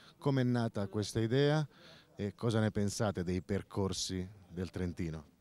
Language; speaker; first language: Italian; native; Italian